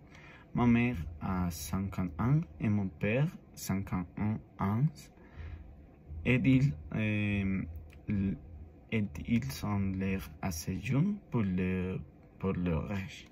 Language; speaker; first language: French; non-native, learner; Spanish